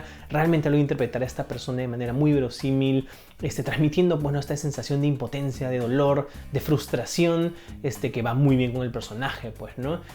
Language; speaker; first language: Spanish; native; Spanish